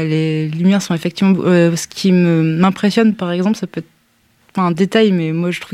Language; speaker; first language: French; native; French